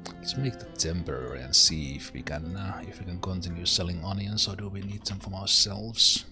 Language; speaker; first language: English; non-native, fluent; Finnish